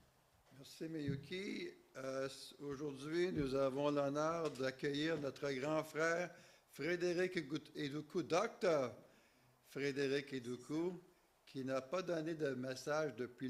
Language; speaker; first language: French; native; French